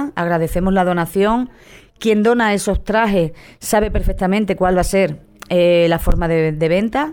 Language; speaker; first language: Spanish; native; Spanish